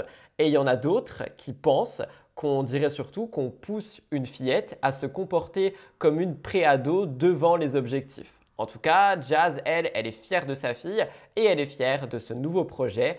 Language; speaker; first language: French; native; French